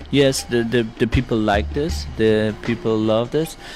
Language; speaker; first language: English; non-native, fluent; Turkish